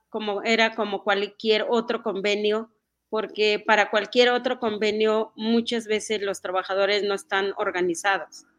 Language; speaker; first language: Spanish; non-native, local second language; Mixtepec Mixtec